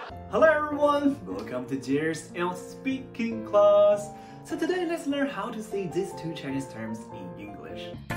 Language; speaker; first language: English; non-native, fluent; Chinese